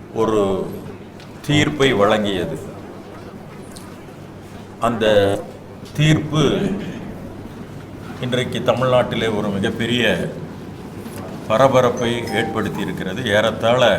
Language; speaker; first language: Tamil; native; Tamil